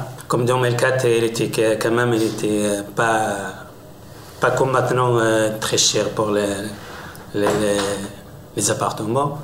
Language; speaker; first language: French; non-native, learner; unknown